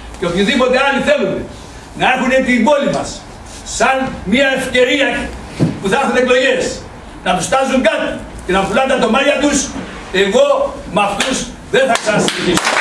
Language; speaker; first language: Greek; early bilingual, heritage; Greek